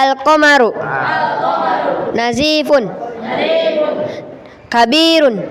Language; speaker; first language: Arabic; non-native, learner; Indonesian